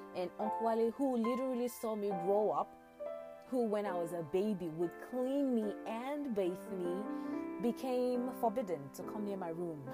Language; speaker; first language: English; non-native, local second language; Yoruba